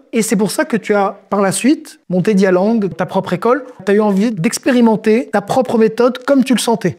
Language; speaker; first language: French; native; French